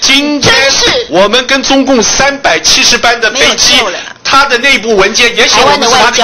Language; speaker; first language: Chinese; native; Chinese